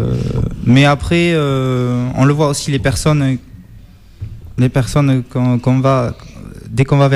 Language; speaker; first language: French; native; French